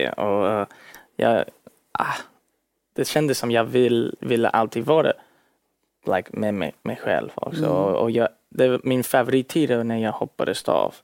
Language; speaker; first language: Swedish; early bilingual, heritage; English